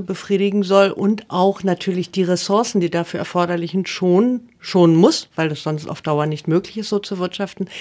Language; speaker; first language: German; native; German